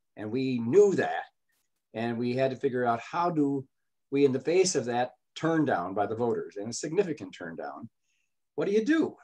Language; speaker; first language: English; native; English